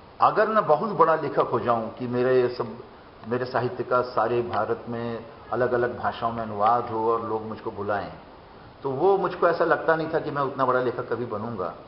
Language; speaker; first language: Hindi; non-native, local second language; Bangla